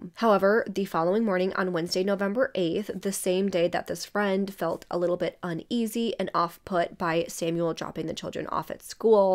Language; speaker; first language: English; native; English